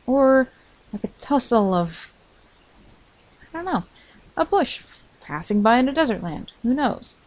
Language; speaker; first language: English; native; English